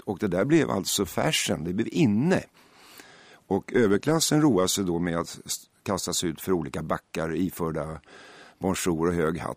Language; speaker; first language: Swedish; native; Swedish